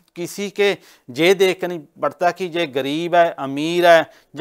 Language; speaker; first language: Hindi; non-native, local second language; Punjabi